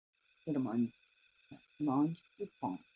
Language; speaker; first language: French; non-native, learner; Japanese